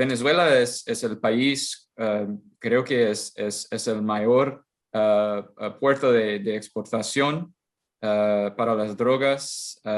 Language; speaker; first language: Spanish; non-native, fluent; English